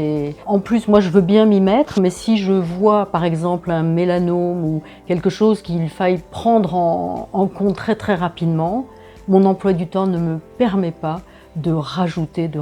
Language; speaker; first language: French; native; French